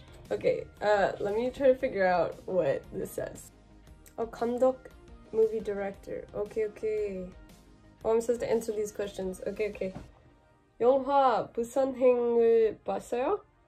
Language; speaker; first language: English; native; English